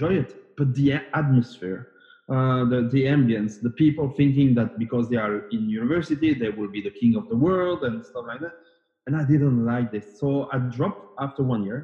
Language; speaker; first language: English; non-native, fluent; French